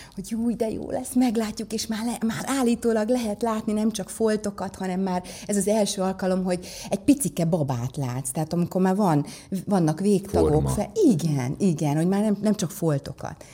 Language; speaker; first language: Hungarian; native; Hungarian